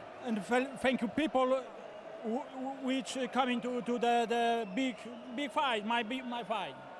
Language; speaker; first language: English; non-native, learner; Polish